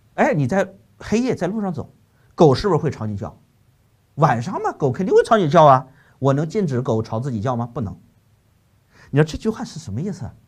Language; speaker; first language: Chinese; native; Chinese